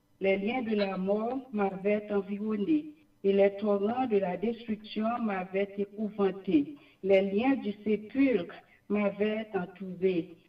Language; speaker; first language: French; non-native, local second language; Haitian Creole